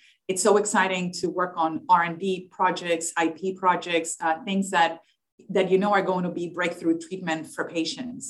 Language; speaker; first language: English; non-native, fluent; Spanish